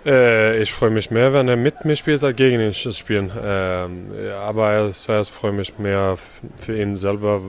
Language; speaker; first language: German; non-native, learner; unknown